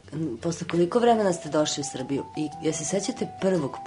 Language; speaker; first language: Serbian; native; Serbian